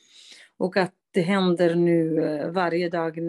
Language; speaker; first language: Swedish; non-native, fluent; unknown